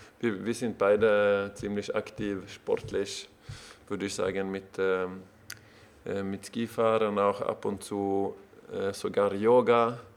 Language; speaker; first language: German; non-native, learner; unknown